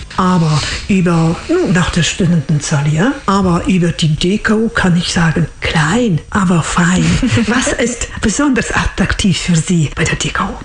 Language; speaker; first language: German; non-native, fluent; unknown